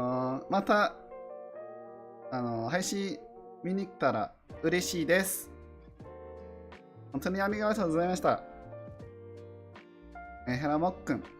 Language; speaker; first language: Japanese; non-native, learner; English